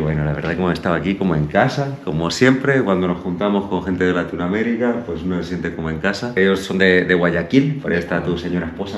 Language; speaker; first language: Spanish; native; Spanish